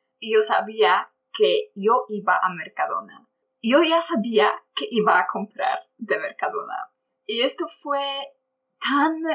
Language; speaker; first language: Spanish; non-native, fluent; Polish